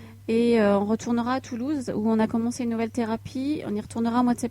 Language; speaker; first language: French; native; French